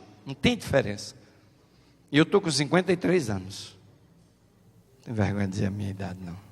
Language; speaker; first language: Portuguese; native; Portuguese